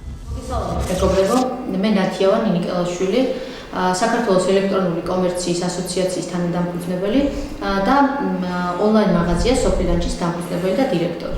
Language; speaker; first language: Georgian; native; Georgian